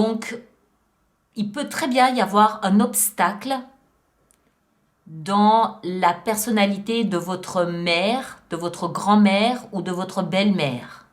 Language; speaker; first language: French; native; French